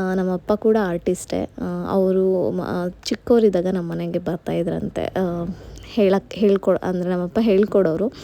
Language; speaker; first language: Kannada; non-native, local second language; Marathi